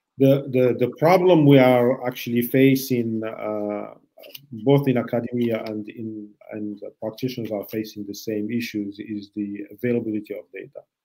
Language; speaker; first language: English; non-native, fluent; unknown